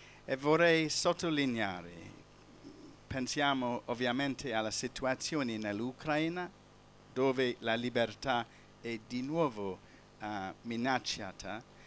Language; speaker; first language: Italian; non-native, fluent; English